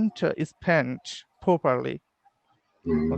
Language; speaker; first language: English; non-native, learner; Bangla